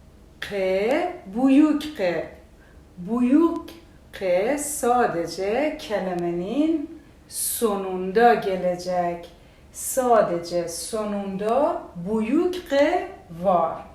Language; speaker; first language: Turkish; non-native, fluent; Persian